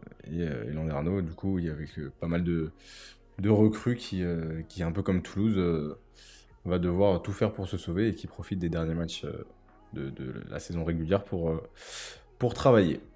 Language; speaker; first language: French; native; French